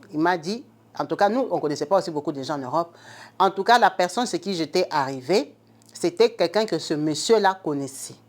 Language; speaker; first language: French; non-native, local second language; Lingala